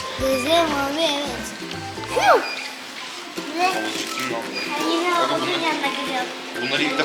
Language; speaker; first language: Turkish; early bilingual, other home language; Persian